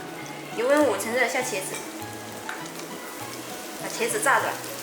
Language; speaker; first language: Chinese; native; Chinese